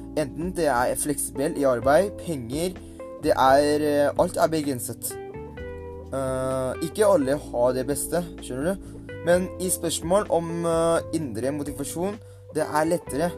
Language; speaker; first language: Norwegian; non-native, learner; Thai